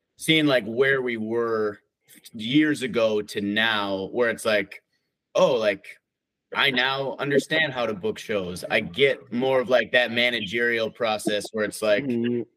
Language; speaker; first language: English; native; English